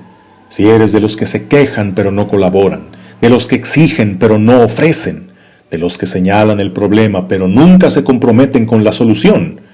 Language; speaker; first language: Spanish; native; Spanish